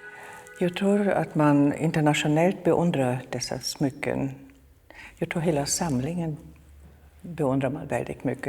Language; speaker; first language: Swedish; non-native, fluent; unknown